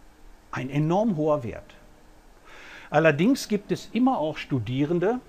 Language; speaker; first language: German; native; German